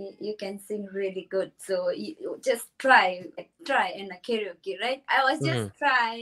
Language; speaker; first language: English; non-native, learner; Tibetan